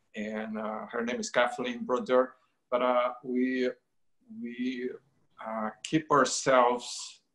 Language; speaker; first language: English; non-native, fluent; Portuguese